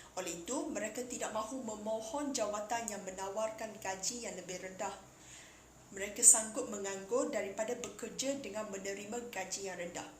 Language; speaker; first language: Malay; non-native, local second language; Chinese